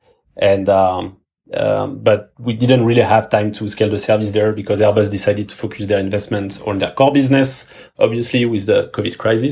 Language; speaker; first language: English; non-native, fluent; French